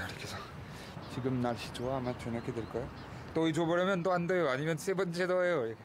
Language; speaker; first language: Korean; non-native, learner; French